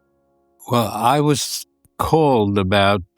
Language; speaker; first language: English; native; English